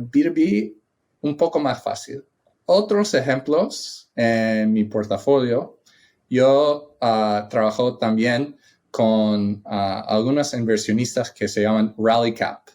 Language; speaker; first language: Spanish; non-native, fluent; English